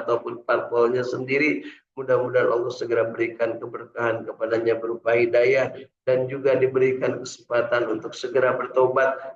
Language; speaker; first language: Indonesian; native; Indonesian